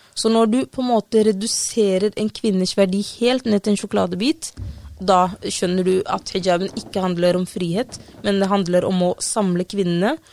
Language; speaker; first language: Norwegian; non-native, fluent; Somali